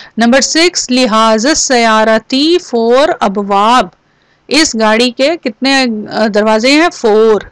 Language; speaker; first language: Urdu; native; Urdu